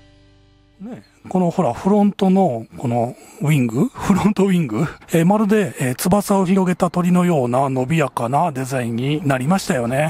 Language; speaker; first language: Japanese; native; Japanese